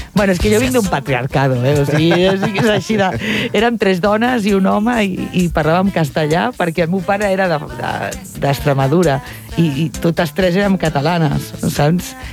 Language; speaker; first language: Catalan; non-native, local second language; Spanish